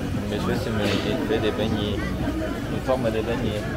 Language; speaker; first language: French; non-native, fluent; Vietnamese